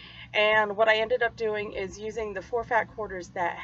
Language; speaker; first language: English; native; English